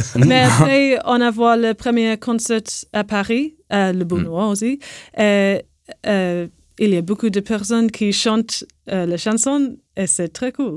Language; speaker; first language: French; non-native, learner; English